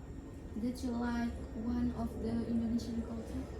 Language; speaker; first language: English; non-native, learner; Indonesian